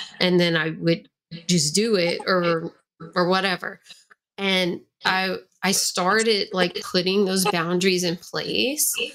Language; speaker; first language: English; native; English